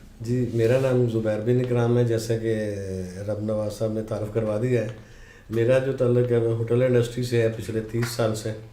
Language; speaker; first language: Urdu; native; Urdu